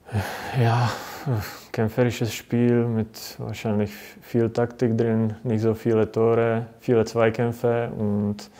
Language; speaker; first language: German; non-native, fluent; Czech